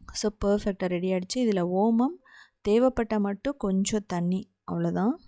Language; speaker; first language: Tamil; native; Tamil